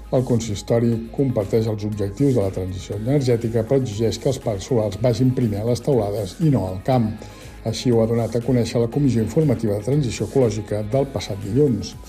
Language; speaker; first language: Catalan; native; Catalan